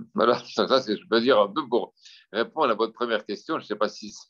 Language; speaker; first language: French; native; French